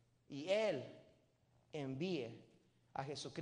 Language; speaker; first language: Spanish; native; Spanish